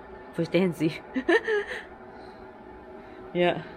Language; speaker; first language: German; non-native, learner; Thai